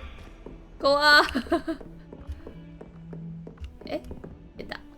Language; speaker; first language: Japanese; non-native, learner; Chinese